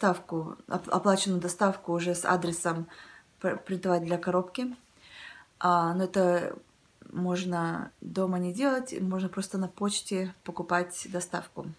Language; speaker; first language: Russian; early bilingual, heritage; Russian